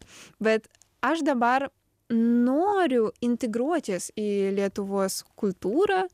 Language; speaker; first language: Lithuanian; non-native, learner; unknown